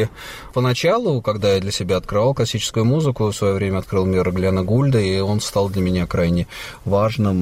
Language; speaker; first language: Russian; native; Russian